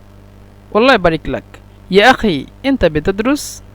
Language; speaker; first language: Arabic; non-native, fluent; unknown